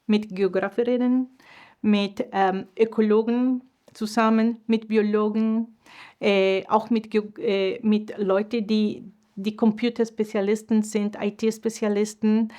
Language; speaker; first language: German; non-native, fluent; Spanish